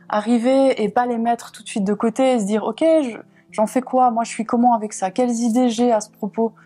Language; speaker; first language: French; native; French